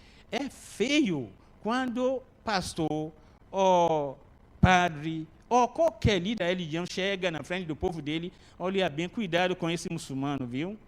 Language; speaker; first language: Portuguese; non-native, learner; Arabic